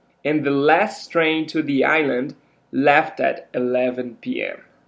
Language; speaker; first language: English; non-native, fluent; Portuguese